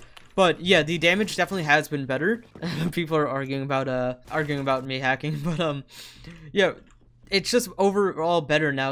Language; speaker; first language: English; native; English